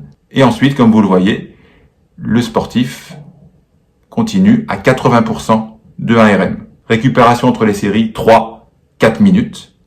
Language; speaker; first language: French; native; French